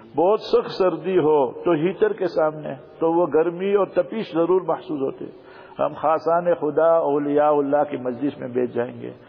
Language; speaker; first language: Urdu; early bilingual, heritage; Urdu